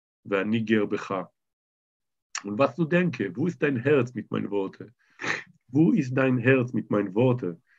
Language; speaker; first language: German; non-native, learner; Hebrew